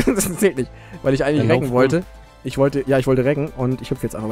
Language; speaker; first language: German; native; German